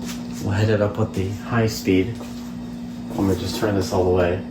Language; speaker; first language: English; native; English